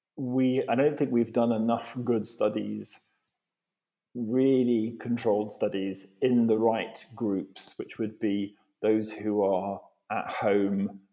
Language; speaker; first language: English; native; English